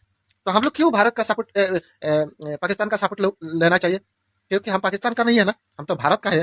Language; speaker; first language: Hindi; non-native, local second language; Bangla